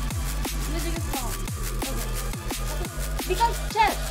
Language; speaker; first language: English; non-native, learner; Korean